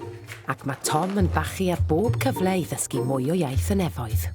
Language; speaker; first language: Welsh; native; Welsh